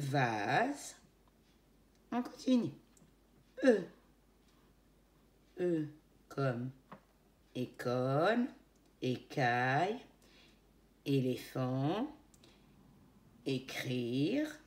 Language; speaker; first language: French; native; French